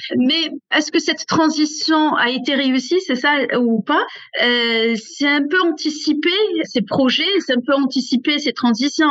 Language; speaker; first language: French; non-native, local second language; Arabic